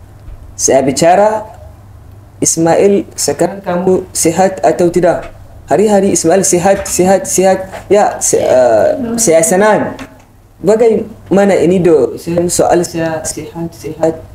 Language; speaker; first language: Indonesian; non-native, learner; Hausa